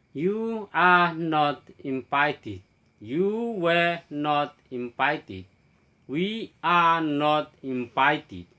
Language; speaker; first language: English; non-native, fluent; Indonesian